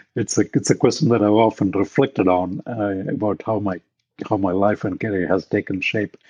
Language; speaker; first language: English; non-native, local second language; Tamil